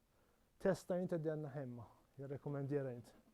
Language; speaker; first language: Swedish; non-native, learner; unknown